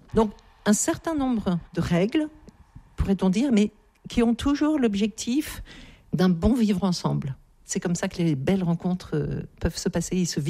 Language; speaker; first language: French; native; French